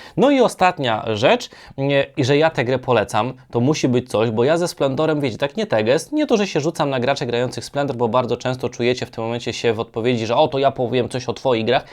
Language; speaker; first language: Polish; native; Polish